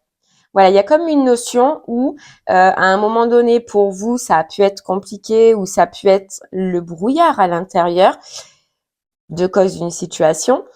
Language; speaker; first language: French; native; French